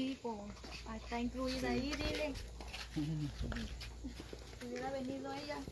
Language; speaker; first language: Spanish; native; Spanish